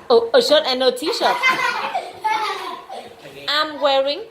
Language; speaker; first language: English; non-native, fluent; Vietnamese